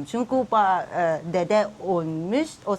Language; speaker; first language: Turkish; non-native, learner; Thai